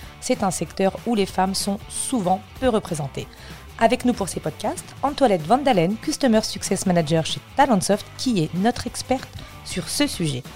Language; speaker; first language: French; native; French